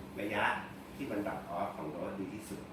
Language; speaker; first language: Thai; native; Thai